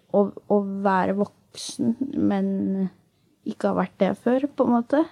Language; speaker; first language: Norwegian; native; Norwegian